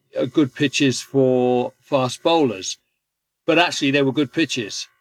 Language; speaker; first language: English; native; English